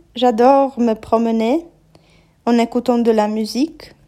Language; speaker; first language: French; non-native, fluent; Polish